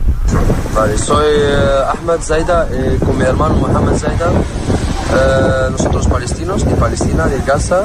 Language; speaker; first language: Spanish; non-native, learner; Arabic